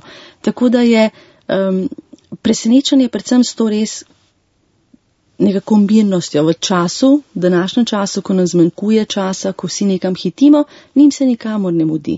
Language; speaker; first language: Slovenian; native; Slovenian